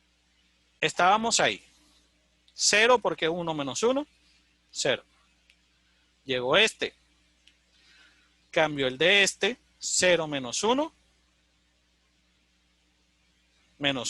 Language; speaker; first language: Spanish; native; Spanish